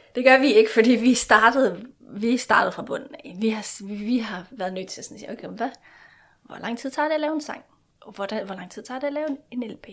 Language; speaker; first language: Danish; non-native, local second language; Faroese